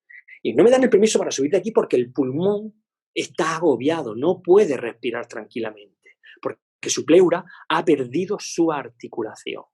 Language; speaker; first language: Spanish; native; Spanish